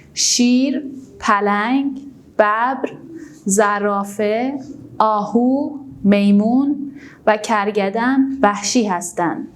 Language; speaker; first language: Persian; non-native, fluent; Urdu